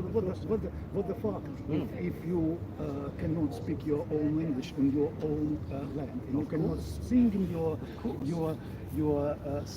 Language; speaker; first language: English; non-native, learner; Ukrainian